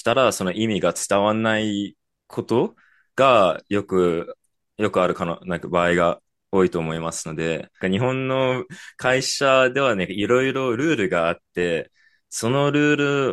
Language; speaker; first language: Japanese; non-native, fluent; English